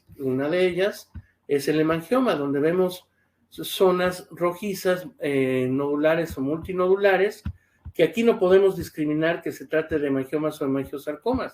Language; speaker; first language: Spanish; native; Spanish